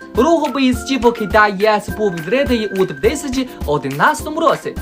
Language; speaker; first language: Ukrainian; non-native, learner; Chinese